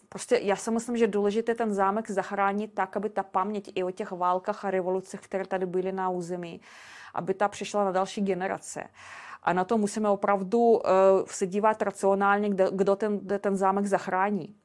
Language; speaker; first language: Czech; non-native, fluent; Russian